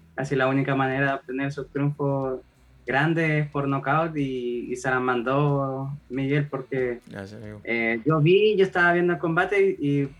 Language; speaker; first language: Spanish; native; Spanish